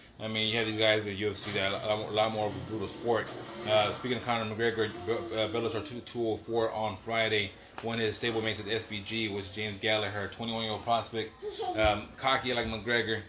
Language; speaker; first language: English; early bilingual, other home language; Spanish